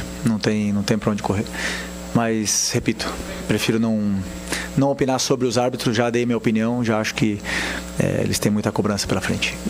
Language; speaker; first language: Portuguese; native; Portuguese